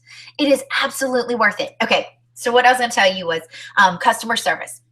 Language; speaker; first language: English; native; English